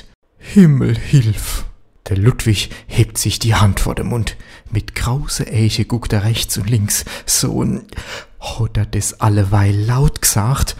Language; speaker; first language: German; native; German